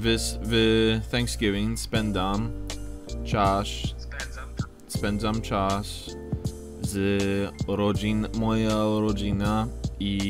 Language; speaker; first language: Polish; non-native, learner; English